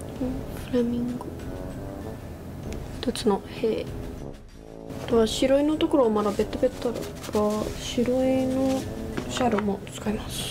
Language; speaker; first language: Japanese; non-native, learner; English